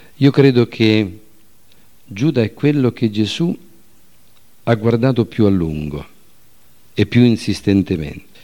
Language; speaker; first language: Italian; native; Italian